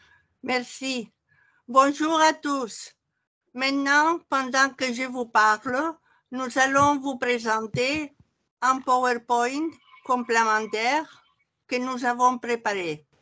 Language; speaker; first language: French; non-native, fluent; Catalan